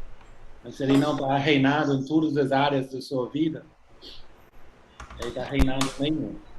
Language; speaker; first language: Portuguese; non-native, fluent; English